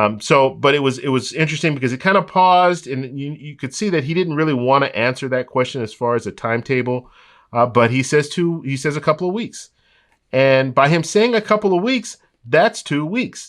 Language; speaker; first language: English; native; English